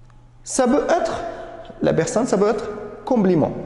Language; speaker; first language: French; non-native, fluent; Arabic